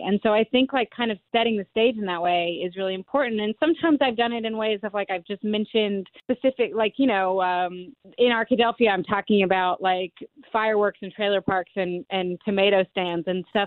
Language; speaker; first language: English; native; English